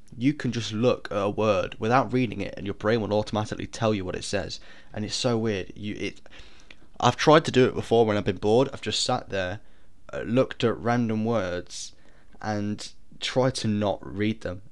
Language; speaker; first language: English; native; English